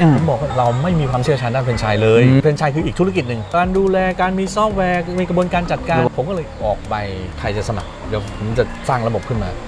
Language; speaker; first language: Thai; native; Thai